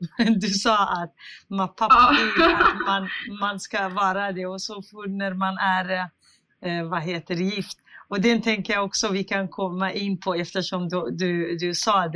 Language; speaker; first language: Swedish; non-native, fluent; Central Kurdish